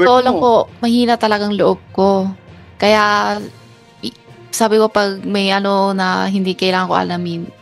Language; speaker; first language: Filipino; non-native, learner; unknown